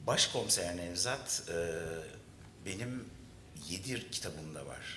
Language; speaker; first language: Turkish; native; Turkish